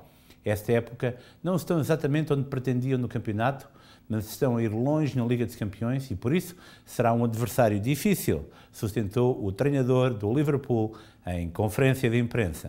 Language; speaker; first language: Portuguese; native; Portuguese